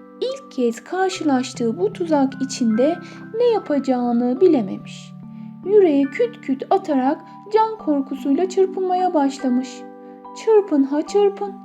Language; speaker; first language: Turkish; native; Turkish